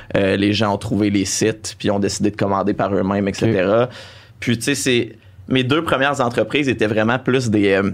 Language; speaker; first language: French; native; French